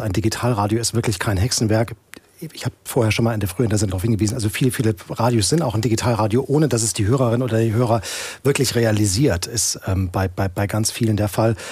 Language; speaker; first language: German; native; German